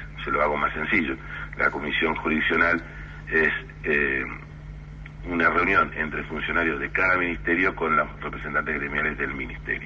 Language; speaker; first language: Spanish; native; Spanish